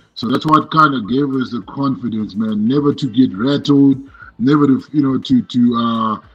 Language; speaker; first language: English; non-native, local second language; Shona